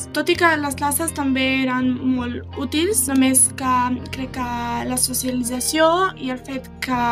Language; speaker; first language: Catalan; non-native, fluent; Serbian